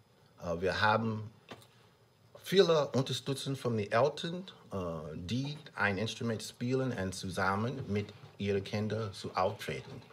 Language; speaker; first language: German; non-native, learner; English